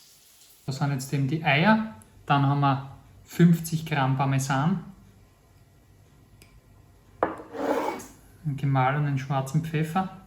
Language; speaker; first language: German; native; German